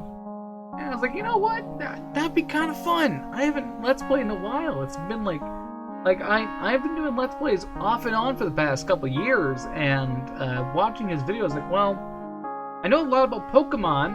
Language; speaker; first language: English; native; English